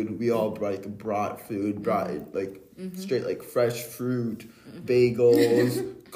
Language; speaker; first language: English; native; English